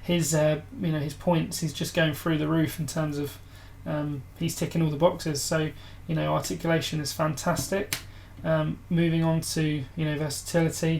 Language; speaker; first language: English; native; English